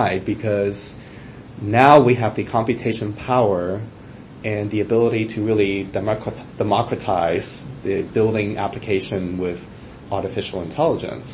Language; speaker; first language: English; non-native, local second language; Cantonese